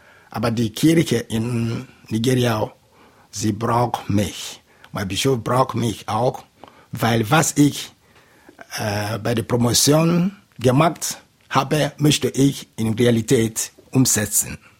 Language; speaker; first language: German; non-native, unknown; Igbo